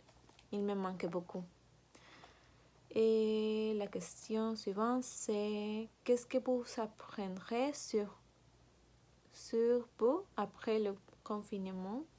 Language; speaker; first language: French; non-native, learner; Spanish